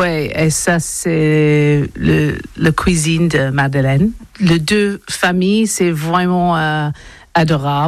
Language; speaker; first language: French; non-native, learner; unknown